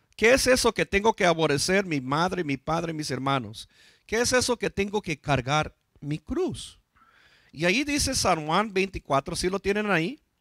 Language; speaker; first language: Spanish; non-native, fluent; English